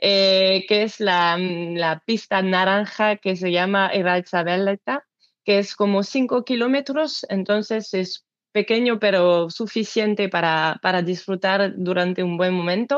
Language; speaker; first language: Spanish; non-native, learner; French